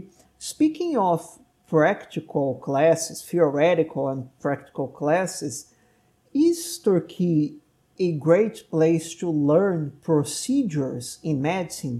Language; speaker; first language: English; non-native, fluent; Portuguese